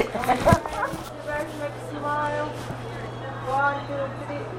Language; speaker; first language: English; non-native, learner; Korean